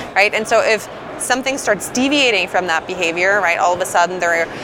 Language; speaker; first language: English; non-native, fluent; German